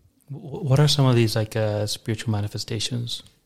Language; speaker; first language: English; native; English